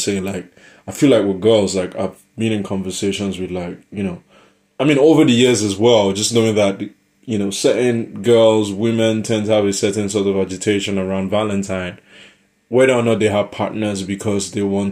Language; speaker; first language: English; non-native, local second language; Yoruba